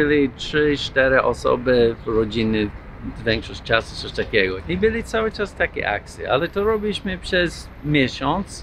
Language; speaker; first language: Polish; non-native, fluent; English